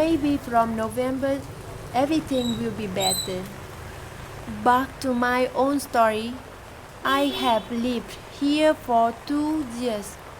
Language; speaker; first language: English; non-native, learner; Vietnamese